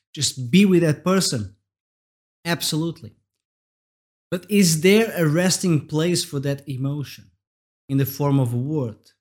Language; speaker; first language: English; non-native, fluent; Portuguese